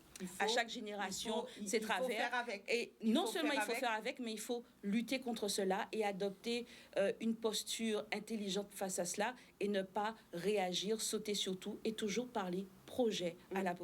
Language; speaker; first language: French; native; French